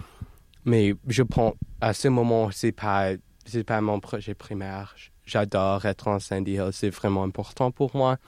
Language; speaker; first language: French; non-native, fluent; English